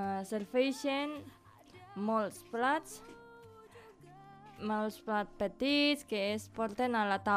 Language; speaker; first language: Catalan; non-native, learner; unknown